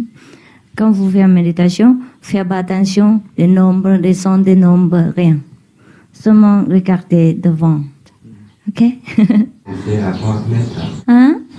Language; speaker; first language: French; non-native, learner; Vietnamese